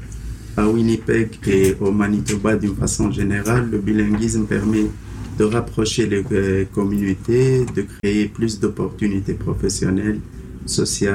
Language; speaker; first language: French; non-native, local second language; Arabic